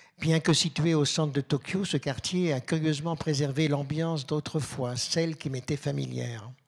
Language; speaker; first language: French; native; French